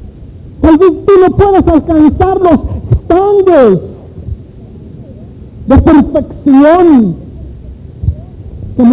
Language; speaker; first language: Spanish; native; Spanish